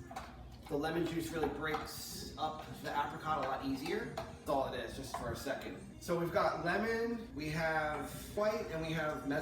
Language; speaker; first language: English; native; English